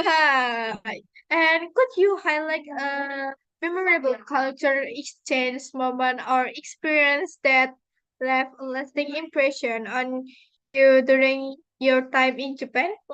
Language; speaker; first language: English; non-native, fluent; Indonesian